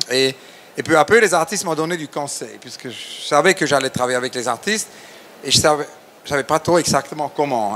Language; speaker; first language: French; native; French